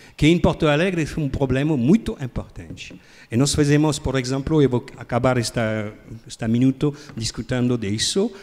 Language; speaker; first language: Portuguese; non-native, learner; French